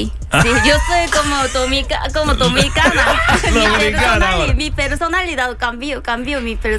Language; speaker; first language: Spanish; non-native, learner; Korean